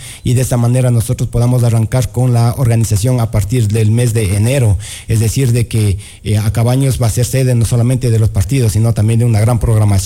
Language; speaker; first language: Spanish; native; Spanish